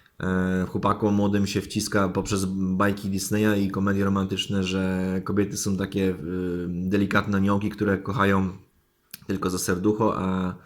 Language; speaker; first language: Polish; native; Polish